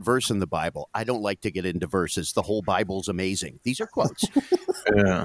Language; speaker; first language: English; native; English